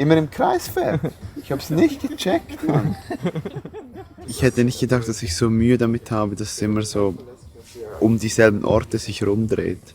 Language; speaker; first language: German; native; German